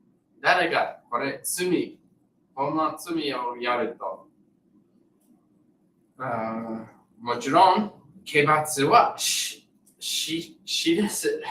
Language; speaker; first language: Japanese; non-native, learner; English